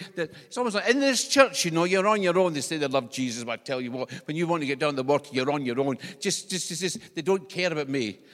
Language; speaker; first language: English; native; English